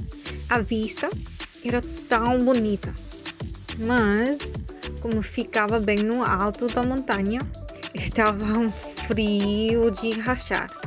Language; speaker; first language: Portuguese; non-native, fluent; Korean